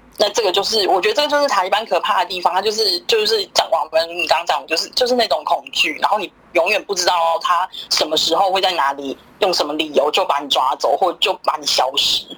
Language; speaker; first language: Chinese; native; Chinese